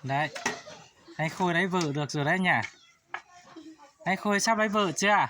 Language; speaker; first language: Vietnamese; non-native, local second language; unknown